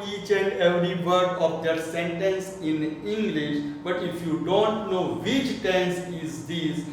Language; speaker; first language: English; non-native, local second language; Gujarati